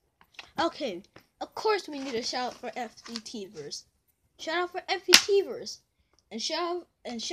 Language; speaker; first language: English; native; English